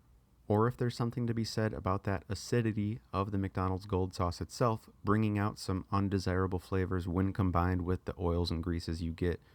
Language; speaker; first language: English; native; English